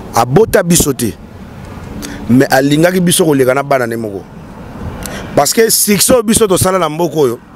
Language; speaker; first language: French; non-native, local second language; Lingala